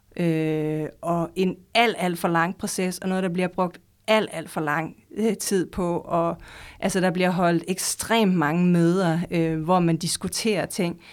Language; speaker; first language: Danish; native; Danish